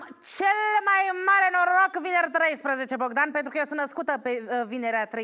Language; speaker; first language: Romanian; native; Romanian